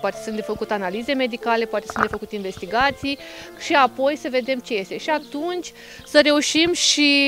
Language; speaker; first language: Romanian; native; Romanian